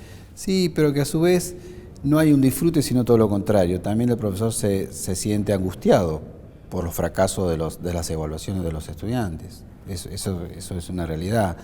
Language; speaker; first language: Spanish; native; Spanish